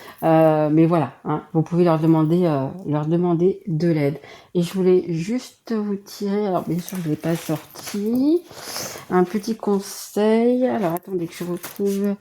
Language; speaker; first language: French; native; French